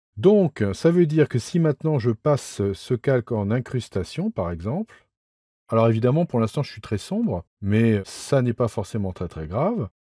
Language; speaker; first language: French; native; French